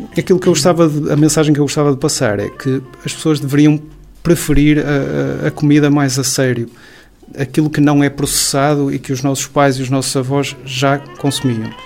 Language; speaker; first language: Portuguese; native; Portuguese